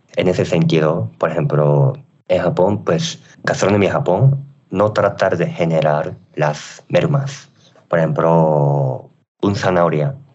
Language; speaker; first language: Spanish; non-native, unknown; Japanese